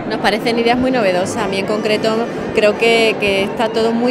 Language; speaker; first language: Spanish; native; Spanish